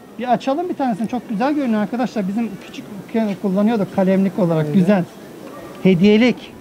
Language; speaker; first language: Turkish; native; Turkish